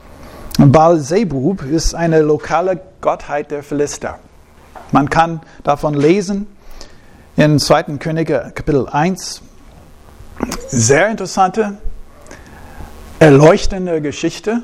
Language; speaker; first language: German; non-native, fluent; English